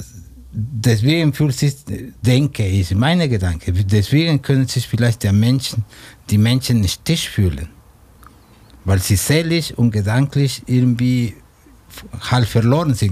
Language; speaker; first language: German; non-native, fluent; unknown